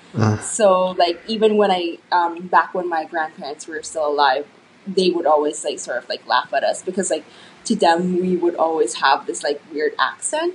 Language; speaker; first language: English; non-native, local second language; Filipino